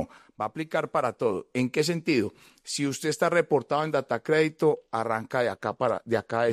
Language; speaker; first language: Spanish; native; Spanish